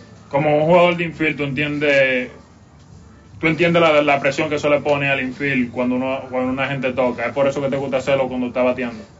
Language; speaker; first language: Spanish; native; Spanish